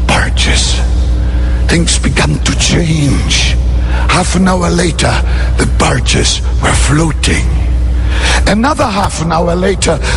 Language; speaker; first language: English; non-native, fluent; German